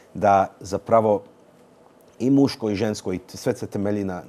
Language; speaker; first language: Serbian; early bilingual, heritage; Serbian